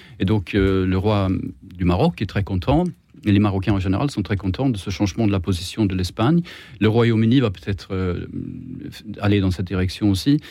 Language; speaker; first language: French; non-native, fluent; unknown